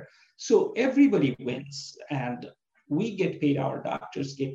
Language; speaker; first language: English; non-native, local second language; Bangla